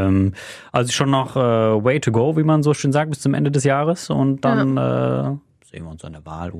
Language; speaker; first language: German; native; German